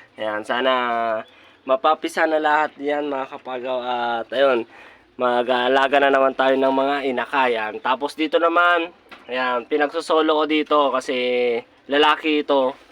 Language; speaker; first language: Filipino; native; Filipino